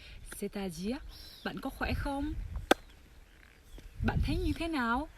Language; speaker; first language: Vietnamese; non-native, fluent; French